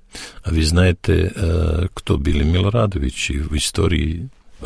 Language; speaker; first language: Russian; non-native, learner; Serbian